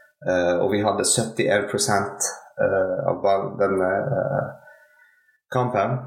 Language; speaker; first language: Norwegian; non-native, fluent; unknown